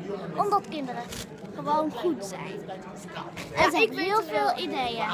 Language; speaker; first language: Dutch; early bilingual, other home language; Arabic